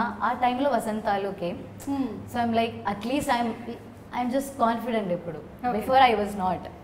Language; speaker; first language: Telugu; non-native, learner; Malayalam